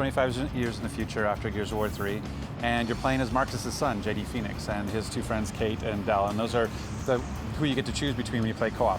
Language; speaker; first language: English; native; English